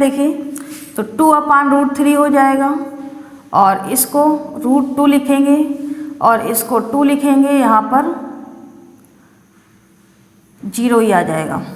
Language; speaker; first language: Hindi; native; Hindi